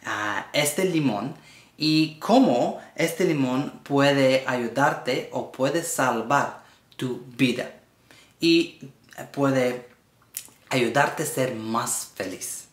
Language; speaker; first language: Spanish; non-native, learner; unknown